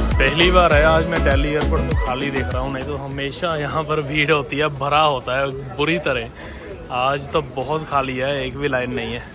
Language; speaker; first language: Hindi; native; Hindi